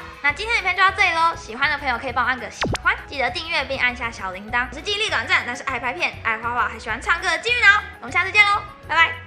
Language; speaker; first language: Chinese; native; Chinese